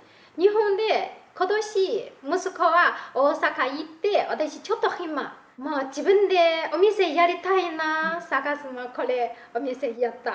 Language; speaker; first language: Japanese; non-native, learner; Chinese